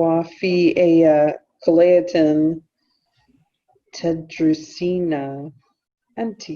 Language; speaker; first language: Arabic; non-native, learner; English